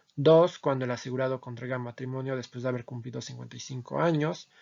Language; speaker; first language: Spanish; native; Spanish